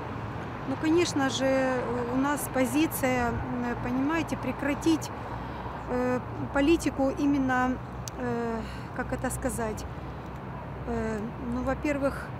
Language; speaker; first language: Russian; native; Russian